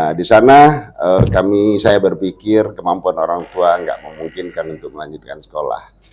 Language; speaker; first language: Indonesian; non-native, local second language; Minangkabau